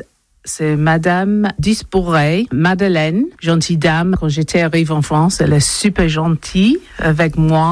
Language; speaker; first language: French; non-native, learner; English